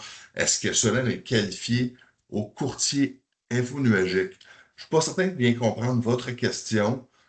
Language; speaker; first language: French; native; French